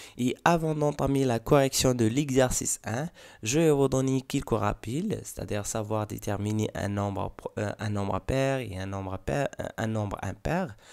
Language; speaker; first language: French; non-native, local second language; Arabic